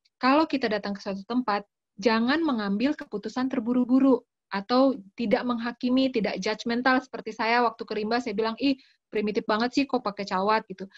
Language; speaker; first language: Indonesian; native; Indonesian